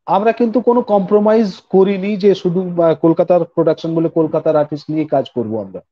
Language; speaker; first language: Bangla; non-native, local second language; Hindi